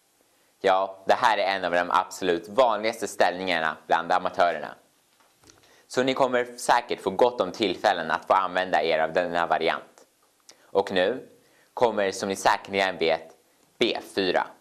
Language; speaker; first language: Swedish; native; Swedish